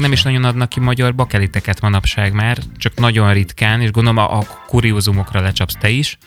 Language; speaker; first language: Hungarian; native; Hungarian